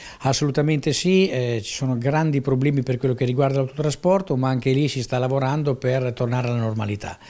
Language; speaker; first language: Italian; native; Italian